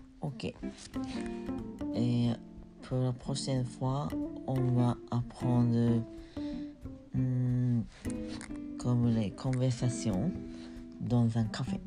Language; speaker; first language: French; non-native, fluent; Japanese